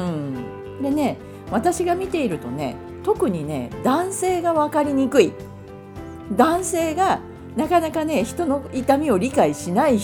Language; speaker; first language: Japanese; native; Japanese